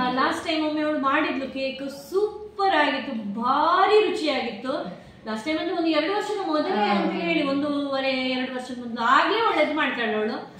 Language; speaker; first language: Kannada; non-native, local second language; Konkani